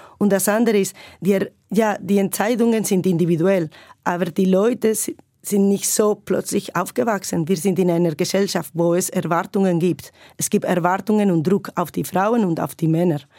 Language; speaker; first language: German; non-native, fluent; Spanish